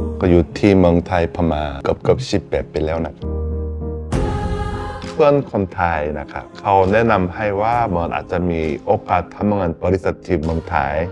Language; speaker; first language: Thai; non-native, fluent; Korean